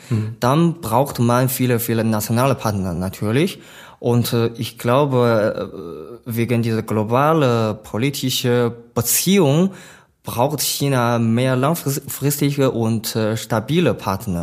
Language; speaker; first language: German; non-native, learner; Chinese